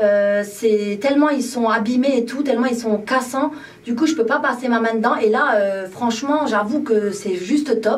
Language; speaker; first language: French; native; French